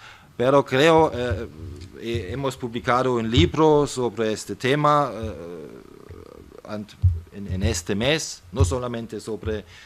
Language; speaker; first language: Spanish; non-native, fluent; German